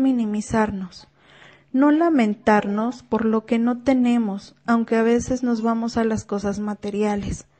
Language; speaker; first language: Spanish; native; Spanish